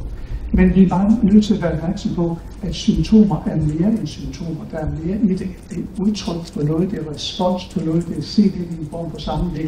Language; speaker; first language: Danish; native; Danish